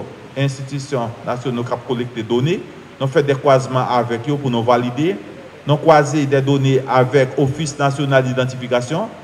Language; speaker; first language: French; non-native, local second language; Haitian Creole